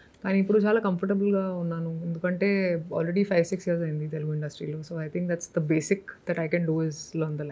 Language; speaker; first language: Telugu; non-native, local second language; Hindi